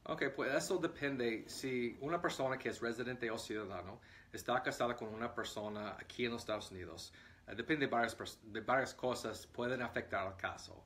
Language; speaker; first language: Spanish; non-native, fluent; English